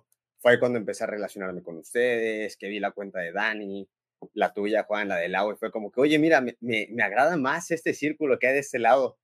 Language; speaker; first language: Spanish; native; Spanish